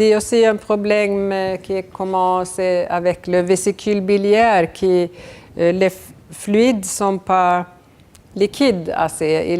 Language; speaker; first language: French; non-native, fluent; Swedish